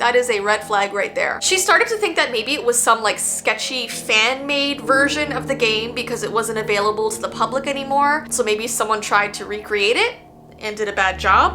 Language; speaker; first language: English; native; English